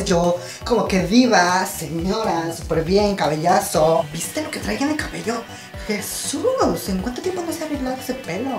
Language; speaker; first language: Spanish; native; Spanish